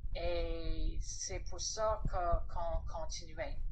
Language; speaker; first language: French; non-native, fluent; English